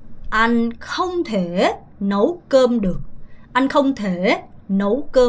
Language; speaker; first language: Vietnamese; non-native, fluent; Korean